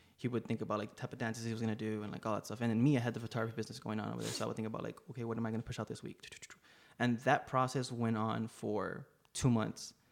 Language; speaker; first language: English; native; English